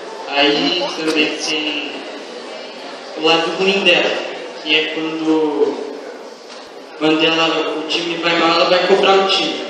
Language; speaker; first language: Portuguese; native; Portuguese